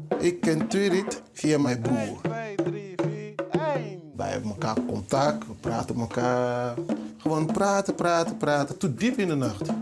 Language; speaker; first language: Dutch; non-native, learner; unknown